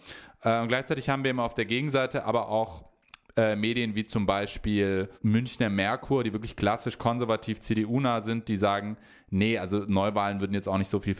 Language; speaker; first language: German; native; German